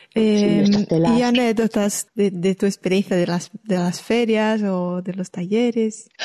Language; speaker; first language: Spanish; non-native, fluent; Portuguese